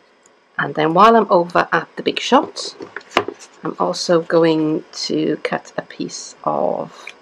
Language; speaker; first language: English; native; English